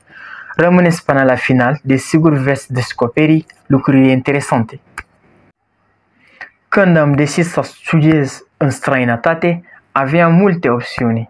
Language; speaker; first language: Romanian; non-native, learner; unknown